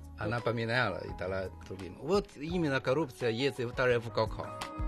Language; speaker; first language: Russian; non-native, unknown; Chinese